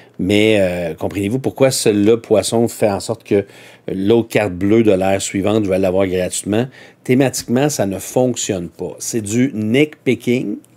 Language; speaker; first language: French; native; French